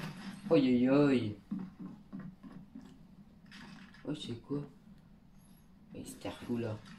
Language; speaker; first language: French; native; French